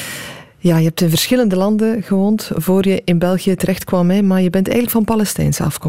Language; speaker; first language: Dutch; native; Dutch